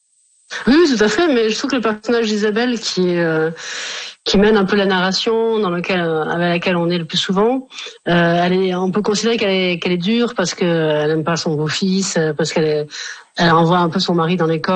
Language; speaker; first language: French; native; French